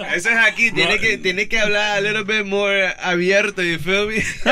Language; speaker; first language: Spanish; early bilingual, heritage; Spanish